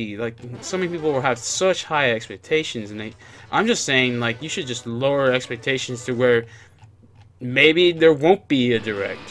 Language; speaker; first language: English; native; English